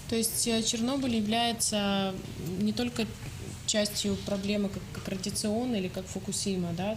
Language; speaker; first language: Russian; native; Russian